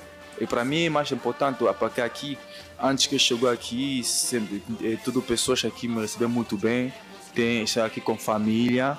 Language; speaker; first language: Portuguese; non-native, learner; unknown